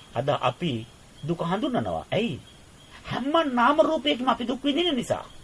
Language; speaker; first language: Sinhala; non-native, fluent; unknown